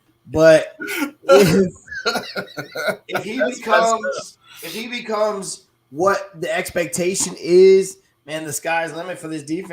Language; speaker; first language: English; native; English